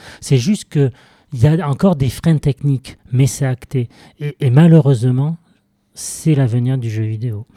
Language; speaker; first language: French; native; French